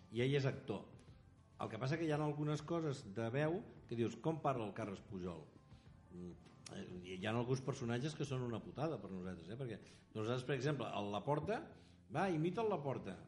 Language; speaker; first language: Catalan; native; Catalan